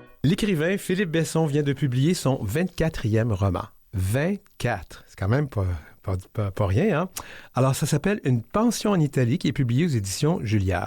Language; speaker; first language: French; native; French